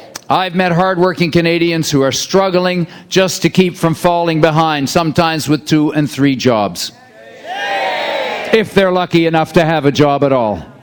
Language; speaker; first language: English; native; English